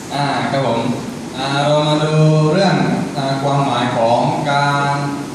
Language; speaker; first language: Thai; non-native, local second language; Pattani Malay